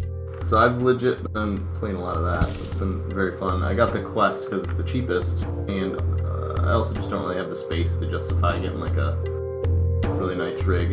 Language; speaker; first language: English; native; English